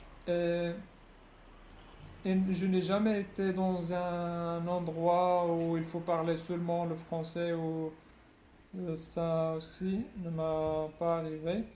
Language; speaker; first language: French; non-native, local second language; Arabic